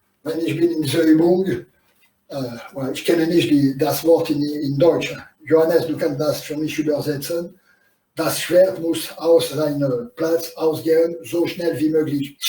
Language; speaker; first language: German; non-native, learner; French